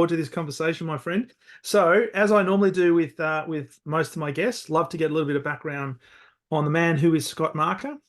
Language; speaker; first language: English; native; English